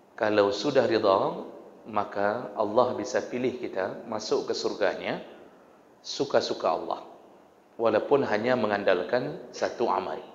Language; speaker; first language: Malay; non-native, local second language; Achinese